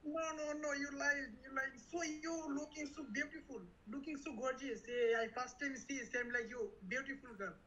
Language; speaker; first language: English; non-native, learner; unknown